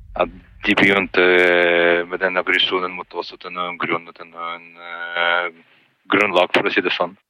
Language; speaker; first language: Norwegian; non-native, fluent; Russian